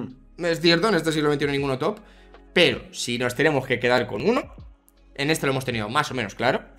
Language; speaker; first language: Spanish; native; Spanish